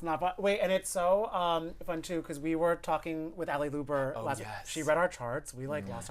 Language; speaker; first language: English; native; English